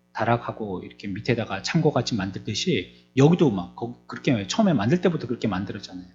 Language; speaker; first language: Korean; native; Korean